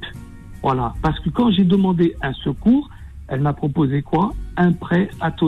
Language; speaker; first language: French; native; French